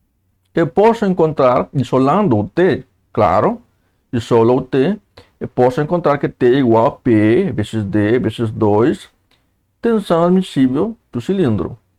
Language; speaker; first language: Portuguese; native; Portuguese